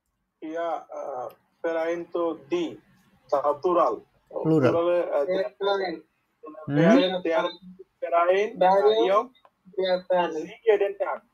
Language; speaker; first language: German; non-native, learner; Bangla